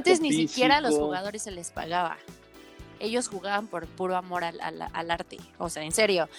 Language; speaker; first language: Spanish; native; Spanish